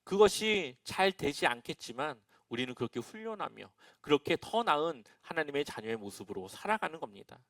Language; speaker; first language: Korean; native; Korean